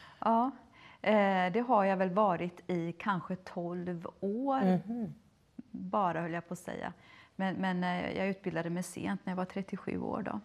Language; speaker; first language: Swedish; early bilingual, other home language; Finnish